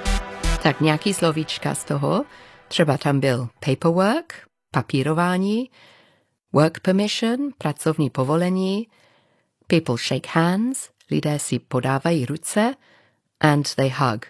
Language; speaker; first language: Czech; non-native, learner; English